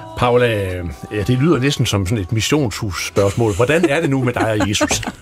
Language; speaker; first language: Danish; native; Danish